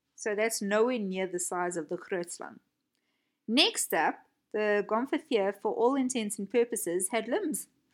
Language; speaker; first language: English; native; English